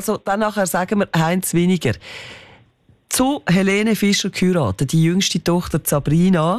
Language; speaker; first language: German; native; German